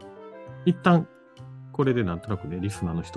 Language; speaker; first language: Japanese; native; Japanese